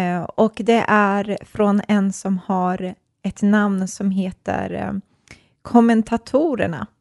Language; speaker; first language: Swedish; early bilingual, other home language; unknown